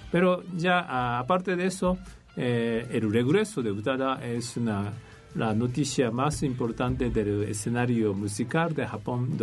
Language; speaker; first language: Spanish; non-native, fluent; Japanese